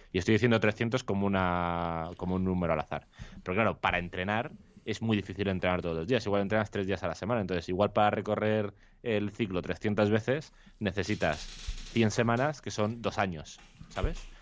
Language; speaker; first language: Spanish; native; Spanish